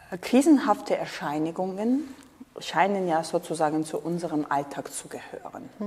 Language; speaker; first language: German; non-native, fluent; Georgian